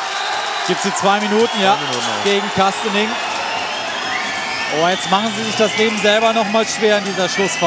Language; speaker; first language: German; native; German